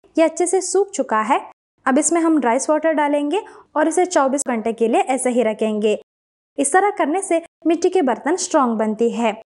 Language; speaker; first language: Hindi; non-native, local second language; Kannada